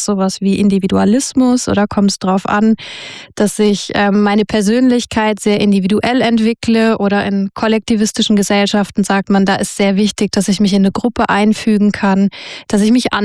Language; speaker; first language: German; native; German